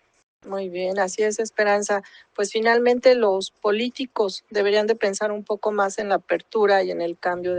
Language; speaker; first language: Spanish; native; Spanish